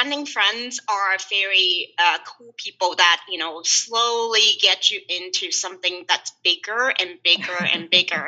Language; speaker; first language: English; non-native, local second language; Cantonese